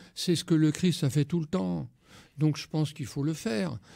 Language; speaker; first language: French; native; French